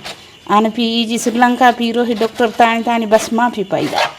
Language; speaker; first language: Arabic; non-native, learner; Sinhala